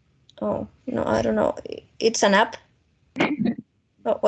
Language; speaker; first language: English; non-native, fluent; Spanish